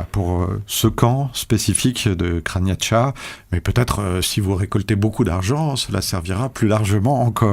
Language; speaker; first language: French; native; French